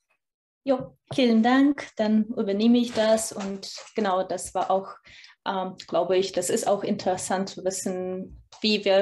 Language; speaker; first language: German; non-native, fluent; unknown